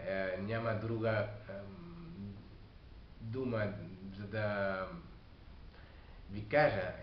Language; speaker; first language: Bulgarian; non-native, learner; French